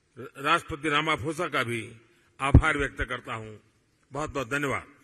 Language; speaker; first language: Hindi; non-native, local second language; Gujarati